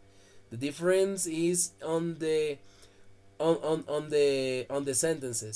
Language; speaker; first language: English; non-native, fluent; Spanish